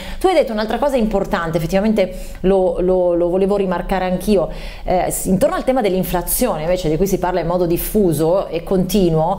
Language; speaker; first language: Italian; native; Italian